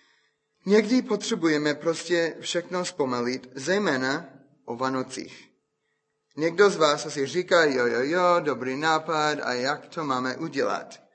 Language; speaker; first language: Czech; non-native, fluent; English